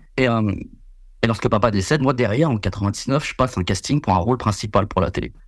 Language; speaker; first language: French; early bilingual, other home language; Vietnamese